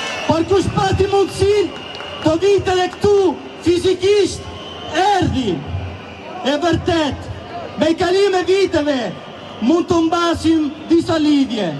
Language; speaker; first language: Albanian; early bilingual, heritage; Italian